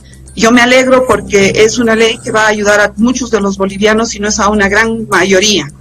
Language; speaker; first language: Spanish; native; Spanish